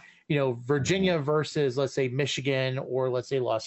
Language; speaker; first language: English; native; English